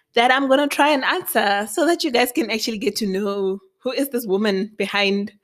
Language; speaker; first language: English; non-native, local second language; Venda